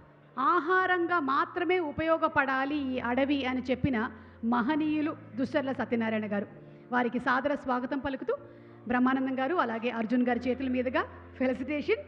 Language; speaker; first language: Telugu; native; Telugu